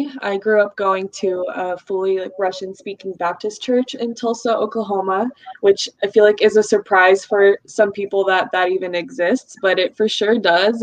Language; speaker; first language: English; early bilingual, other home language; Russian